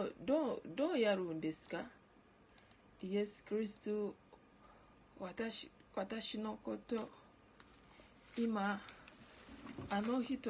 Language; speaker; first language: Japanese; non-native, learner; Ganda